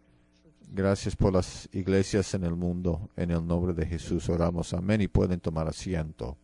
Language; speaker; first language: Spanish; non-native, fluent; English